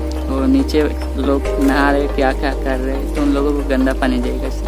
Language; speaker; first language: Hindi; non-native, local second language; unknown